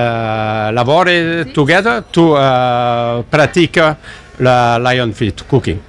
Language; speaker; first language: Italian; non-native, learner; English